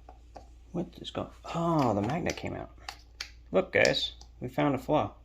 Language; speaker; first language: English; native; English